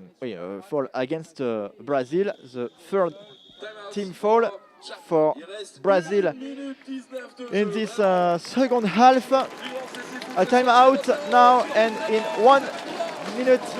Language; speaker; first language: English; non-native, learner; French